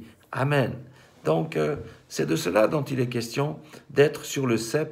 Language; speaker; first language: French; native; French